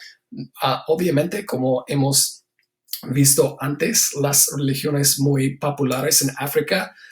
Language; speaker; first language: Spanish; non-native, fluent; English